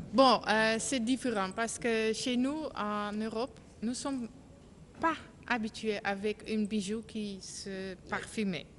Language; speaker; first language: French; non-native, learner; Dutch